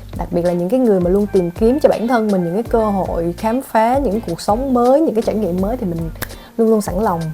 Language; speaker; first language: Vietnamese; native; Vietnamese